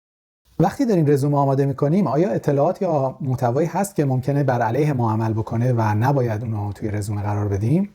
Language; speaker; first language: Persian; native; Persian